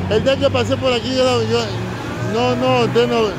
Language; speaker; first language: Spanish; native; Spanish